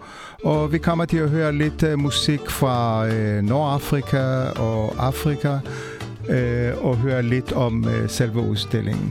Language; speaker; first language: Danish; non-native, fluent; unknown